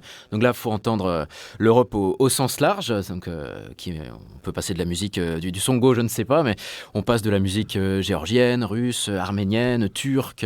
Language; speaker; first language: French; native; French